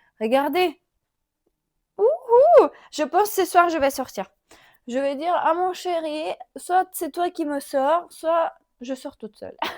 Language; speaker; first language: French; non-native, fluent; Ukrainian